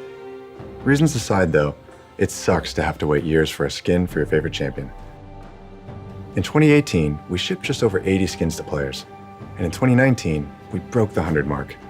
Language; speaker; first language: English; native; English